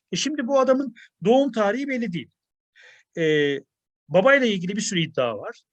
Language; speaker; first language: Turkish; native; Turkish